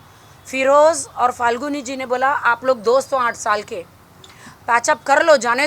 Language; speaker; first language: Hindi; native; Hindi